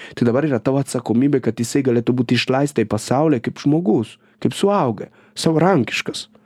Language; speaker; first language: Lithuanian; non-native, fluent; Italian